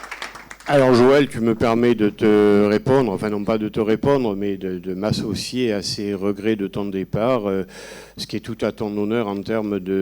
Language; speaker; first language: French; native; French